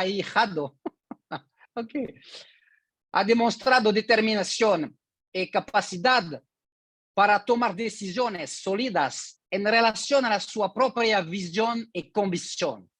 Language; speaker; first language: Spanish; non-native, learner; French